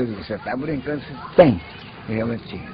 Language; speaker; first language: Portuguese; native; Portuguese